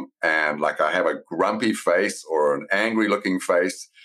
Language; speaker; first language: English; native; English